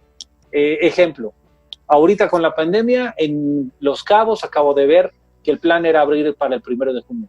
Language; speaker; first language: Spanish; native; Spanish